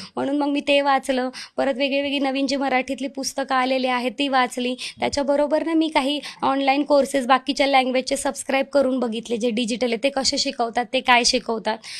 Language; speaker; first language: Marathi; non-native, local second language; Hindi